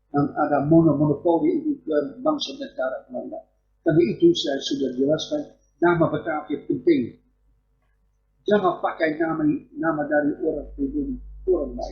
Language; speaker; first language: Indonesian; non-native, fluent; Dutch